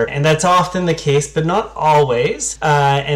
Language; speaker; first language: English; native; English